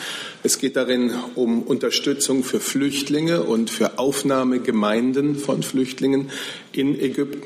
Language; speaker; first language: German; native; German